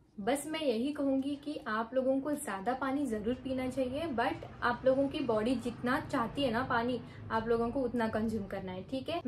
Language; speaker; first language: Hindi; non-native, local second language; Marathi